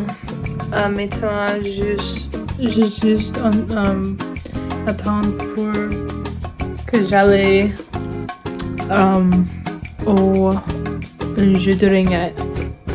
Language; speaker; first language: French; non-native, local second language; English